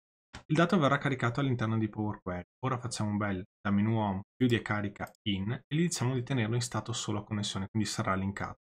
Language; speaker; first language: Italian; native; Italian